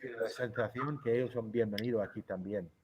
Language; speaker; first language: Spanish; non-native, fluent; English